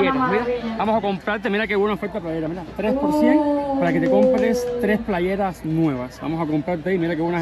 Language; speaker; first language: Spanish; native; Spanish